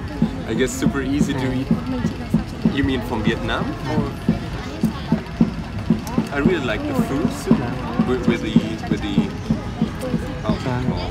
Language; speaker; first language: English; non-native, fluent; German